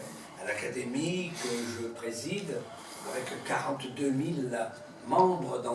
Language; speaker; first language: French; native; French